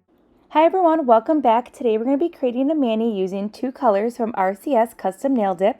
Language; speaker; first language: English; native; English